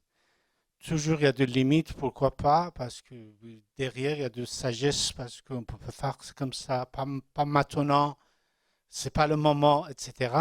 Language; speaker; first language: French; non-native, learner; Persian